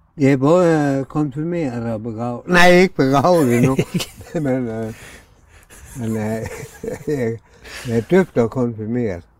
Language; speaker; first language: Danish; native; Danish